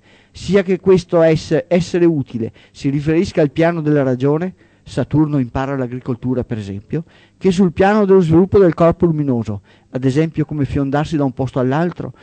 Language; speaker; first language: Italian; native; Italian